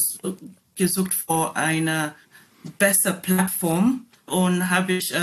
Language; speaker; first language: German; non-native, learner; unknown